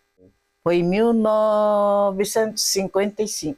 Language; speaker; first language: Portuguese; non-native, fluent; Japanese